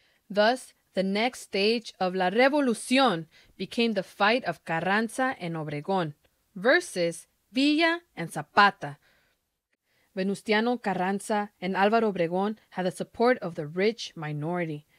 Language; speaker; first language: English; native; English